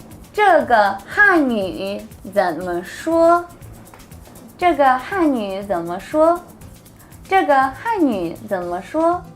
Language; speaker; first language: Chinese; non-native, fluent; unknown